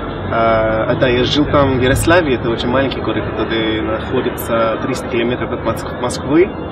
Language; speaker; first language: Russian; non-native, fluent; English